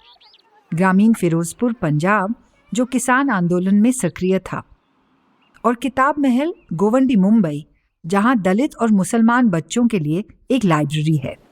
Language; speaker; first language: Hindi; native; Hindi